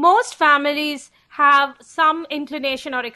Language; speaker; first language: English; non-native, local second language; Tamil